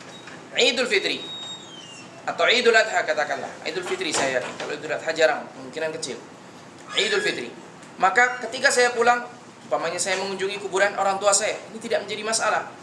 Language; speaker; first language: Indonesian; native; Indonesian